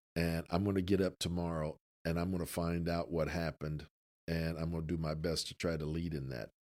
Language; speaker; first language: English; native; English